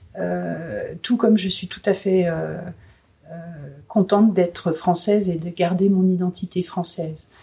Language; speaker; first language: French; native; French